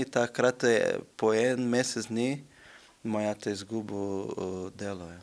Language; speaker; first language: Slovenian; non-native, learner; Portuguese